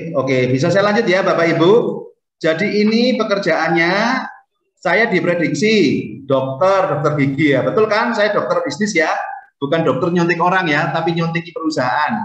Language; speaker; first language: Indonesian; native; Indonesian